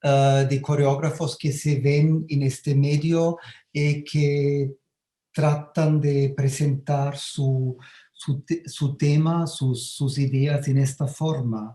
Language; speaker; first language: Spanish; non-native, fluent; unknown